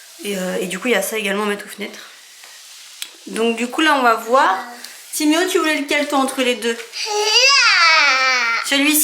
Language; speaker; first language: French; native; French